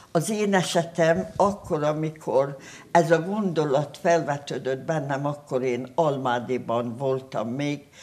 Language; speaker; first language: Hungarian; native; Hungarian